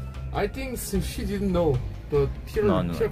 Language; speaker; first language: English; non-native, learner; Korean